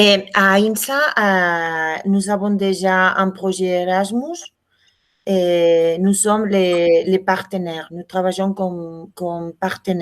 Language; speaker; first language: French; non-native, fluent; Spanish